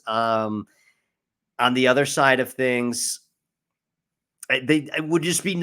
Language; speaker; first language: English; native; English